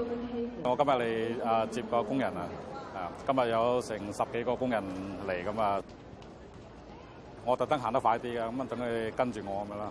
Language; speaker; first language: Cantonese; native; Cantonese